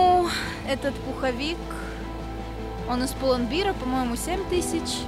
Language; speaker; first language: Russian; native; Russian